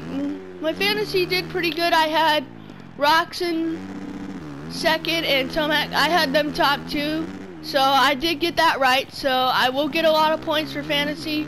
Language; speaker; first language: English; native; English